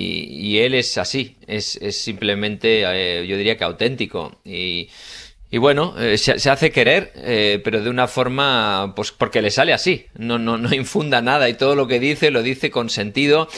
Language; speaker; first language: Spanish; native; Spanish